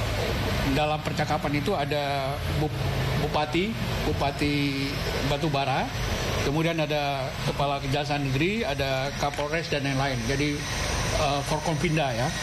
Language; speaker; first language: Indonesian; native; Indonesian